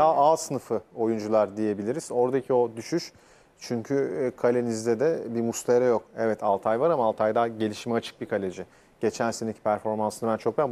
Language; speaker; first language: Turkish; native; Turkish